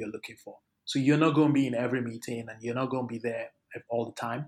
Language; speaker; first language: English; non-native, local second language; Yoruba